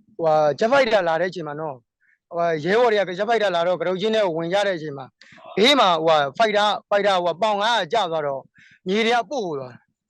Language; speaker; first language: Burmese; native; Burmese